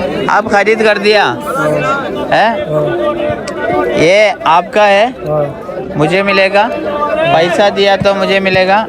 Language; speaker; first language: Hindi; non-native, local second language; Malayalam